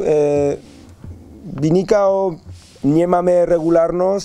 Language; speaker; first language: Polish; non-native, learner; Spanish